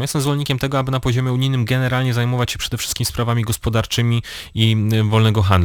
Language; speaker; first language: Polish; native; Polish